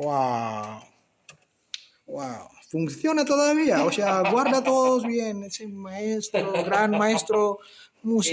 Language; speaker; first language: Spanish; non-native, fluent; Indonesian